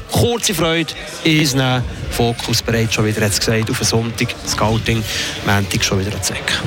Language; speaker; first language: German; native; German